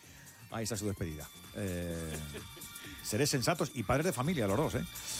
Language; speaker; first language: Spanish; native; Spanish